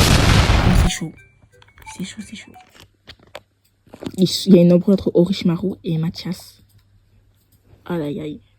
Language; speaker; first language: French; native; French